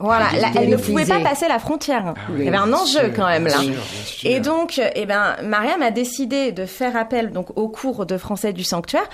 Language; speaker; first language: French; native; French